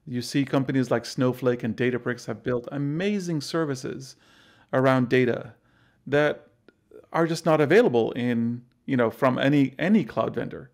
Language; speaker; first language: English; non-native, fluent; Arabic